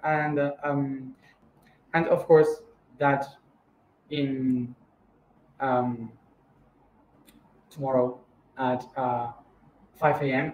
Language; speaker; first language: English; non-native, fluent; Spanish